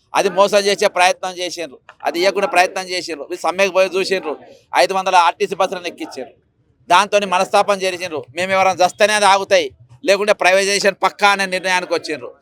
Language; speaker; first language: Telugu; native; Telugu